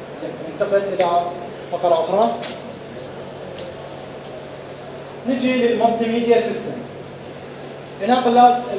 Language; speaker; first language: Arabic; native; Arabic